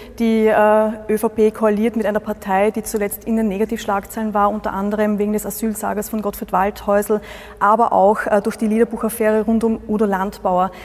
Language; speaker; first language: German; native; German